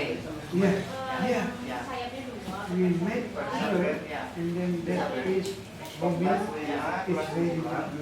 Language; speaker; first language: English; non-native, learner; Indonesian